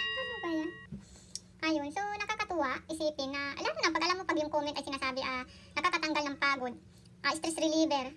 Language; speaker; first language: Filipino; native; Filipino